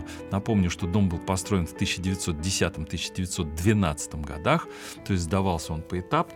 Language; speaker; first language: Russian; native; Russian